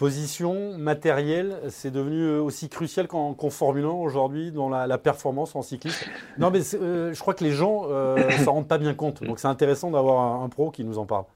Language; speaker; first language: French; native; French